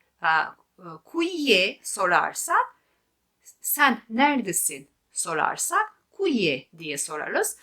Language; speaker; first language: Turkish; non-native, fluent; Albanian